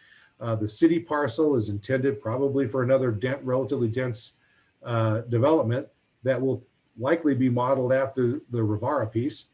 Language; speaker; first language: English; native; English